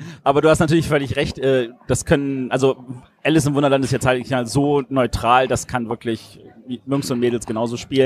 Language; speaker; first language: German; native; German